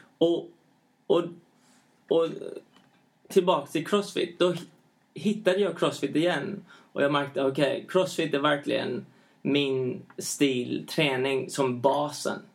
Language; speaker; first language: Swedish; early bilingual, heritage; Swedish